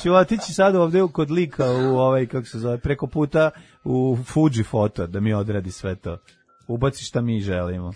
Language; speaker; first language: Serbian; native; Serbian